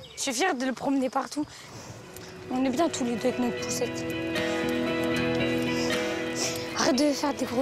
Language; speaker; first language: French; native; French